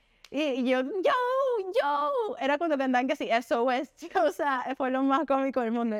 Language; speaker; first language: Spanish; native; Spanish